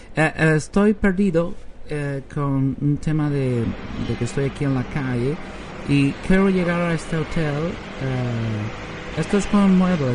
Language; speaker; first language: Spanish; non-native, learner; French